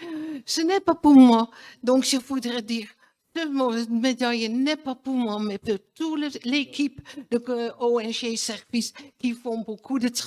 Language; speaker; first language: French; non-native, learner; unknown